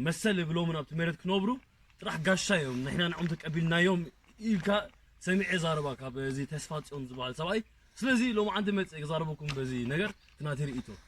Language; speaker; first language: Tigrinya; early bilingual, heritage; Tigrinya